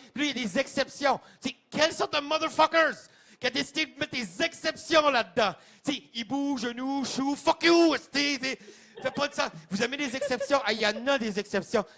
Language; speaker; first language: French; non-native, local second language; English